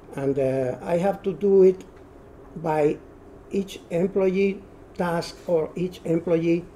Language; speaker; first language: English; non-native, learner; Spanish